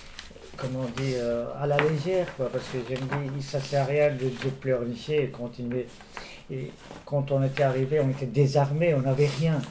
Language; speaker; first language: French; early bilingual, other home language; Turkish